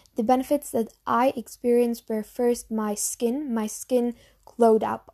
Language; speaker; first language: English; non-native, fluent; German